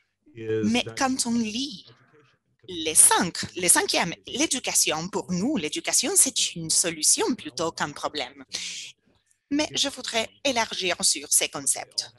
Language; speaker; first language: French; non-native, fluent; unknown